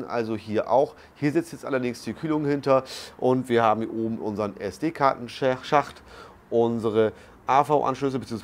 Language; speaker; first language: German; native; German